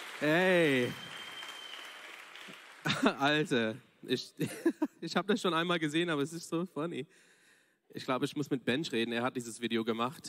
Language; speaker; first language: German; non-native, fluent; English